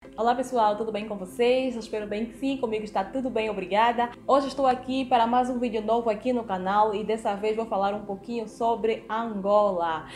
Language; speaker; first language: Portuguese; native; Portuguese